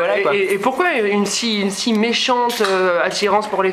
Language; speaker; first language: French; native; French